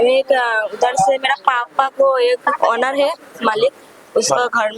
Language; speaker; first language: Hindi; non-native, local second language; Bangla